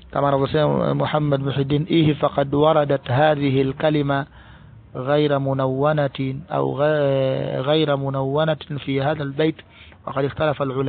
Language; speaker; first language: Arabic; non-native, fluent; Swahili